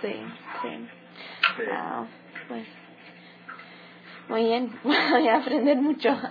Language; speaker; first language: Spanish; early bilingual, heritage; English